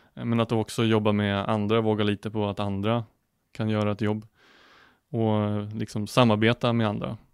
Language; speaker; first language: Swedish; native; Swedish